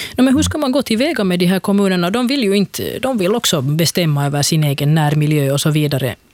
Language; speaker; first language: Swedish; native; Swedish